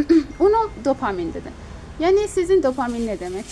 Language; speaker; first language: Turkish; non-native, learner; Persian